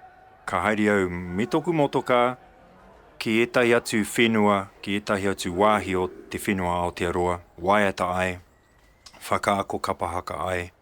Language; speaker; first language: Māori; non-native, local second language; English